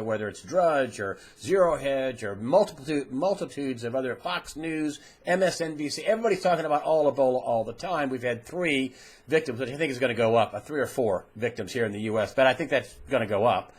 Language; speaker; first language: English; native; English